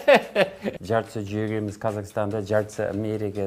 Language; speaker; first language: Kazakh; non-native, learner; English